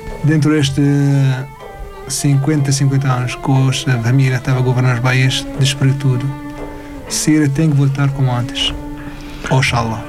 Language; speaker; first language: Portuguese; non-native, learner; Arabic